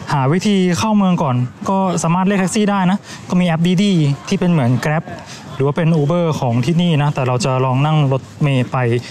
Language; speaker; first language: Thai; native; Thai